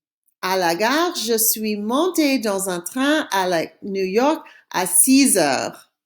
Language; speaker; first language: French; non-native, fluent; English